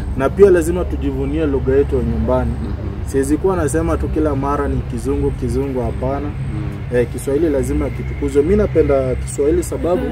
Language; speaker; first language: Swahili; non-native, local second language; Luyia